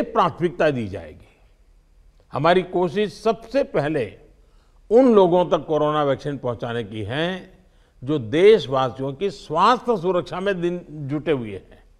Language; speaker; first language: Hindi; non-native, local second language; Gujarati